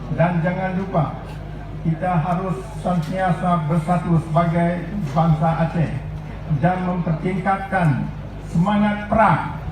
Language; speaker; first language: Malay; non-native, local second language; Achinese